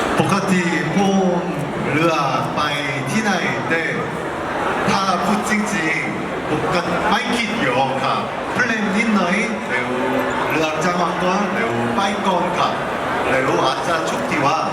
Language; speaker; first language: Thai; non-native, learner; Korean